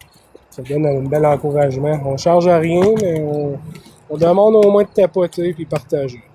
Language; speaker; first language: French; native; French